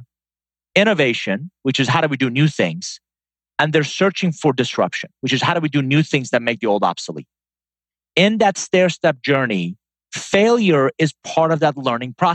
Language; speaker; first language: English; non-native, fluent; Persian